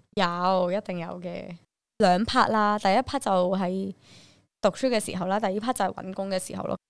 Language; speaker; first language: Cantonese; early bilingual, other home language; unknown